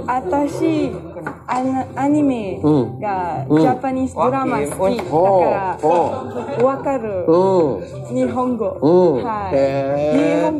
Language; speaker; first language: Japanese; non-native, learner; Filipino